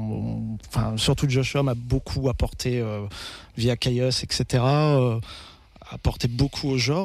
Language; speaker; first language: French; native; French